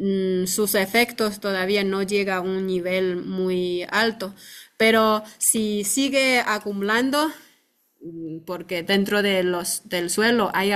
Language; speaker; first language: Spanish; non-native, fluent; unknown